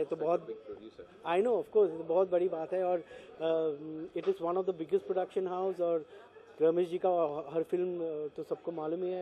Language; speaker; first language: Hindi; non-native, local second language; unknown